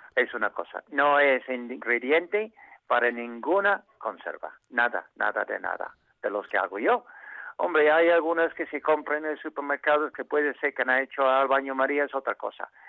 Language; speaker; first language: Spanish; non-native, fluent; English